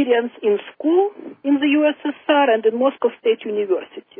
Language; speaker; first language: English; non-native, fluent; Russian